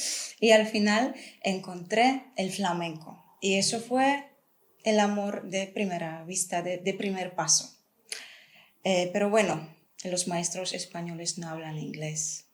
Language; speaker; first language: Spanish; non-native, fluent; Polish